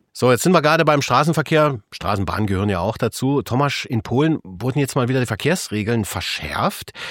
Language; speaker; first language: German; native; German